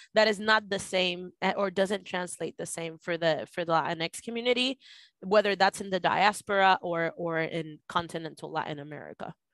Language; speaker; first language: English; non-native, fluent; Spanish